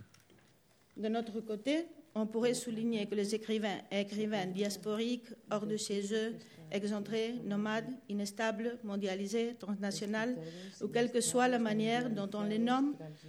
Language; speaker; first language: French; non-native, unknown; Spanish